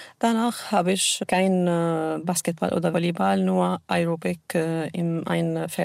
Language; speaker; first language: German; non-native, learner; Arabic